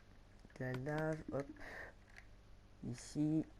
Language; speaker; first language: French; native; French